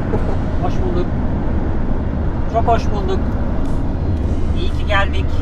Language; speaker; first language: Turkish; native; Turkish